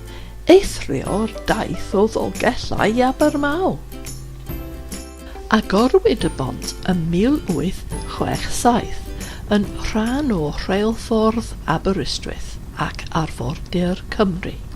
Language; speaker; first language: Welsh; non-native, fluent; English